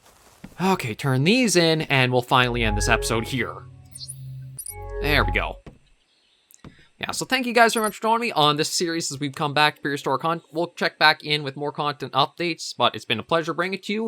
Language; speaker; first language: English; native; English